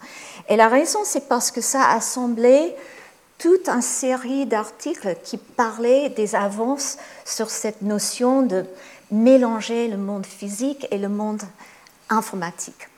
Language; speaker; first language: French; non-native, fluent; English